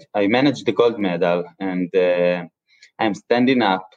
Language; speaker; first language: English; non-native, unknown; Hebrew